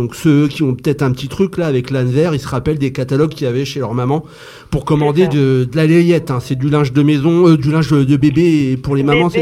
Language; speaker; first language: French; native; French